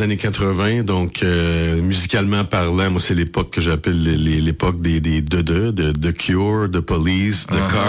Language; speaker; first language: French; native; French